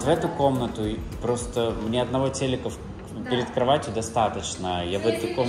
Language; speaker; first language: Russian; native; Russian